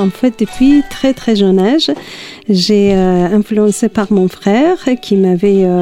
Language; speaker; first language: French; non-native, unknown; Persian